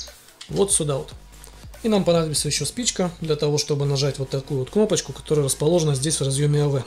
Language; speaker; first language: Russian; native; Russian